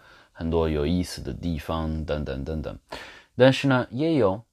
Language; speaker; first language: Chinese; non-native, learner; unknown